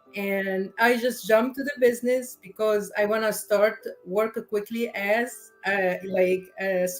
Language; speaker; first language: English; non-native, learner; Arabic